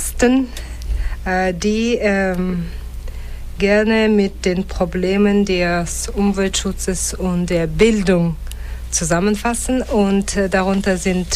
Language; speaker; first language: German; non-native, fluent; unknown